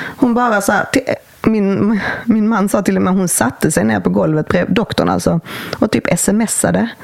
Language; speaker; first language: Swedish; native; Swedish